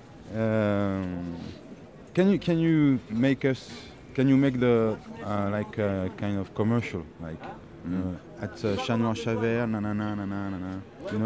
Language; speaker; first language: English; non-native, learner; French